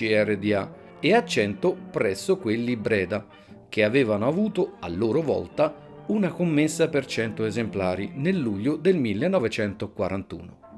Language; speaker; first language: Italian; native; Italian